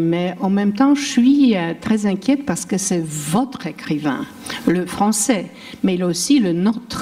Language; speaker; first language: French; non-native, fluent; Polish